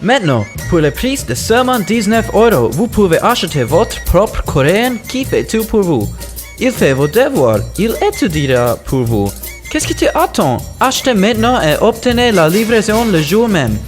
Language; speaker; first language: French; non-native, learner; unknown